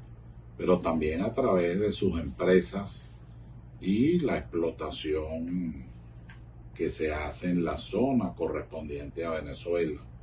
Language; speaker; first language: Spanish; native; Spanish